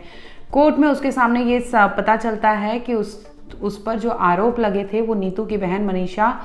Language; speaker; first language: Hindi; native; Hindi